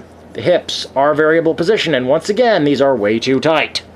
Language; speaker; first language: English; native; English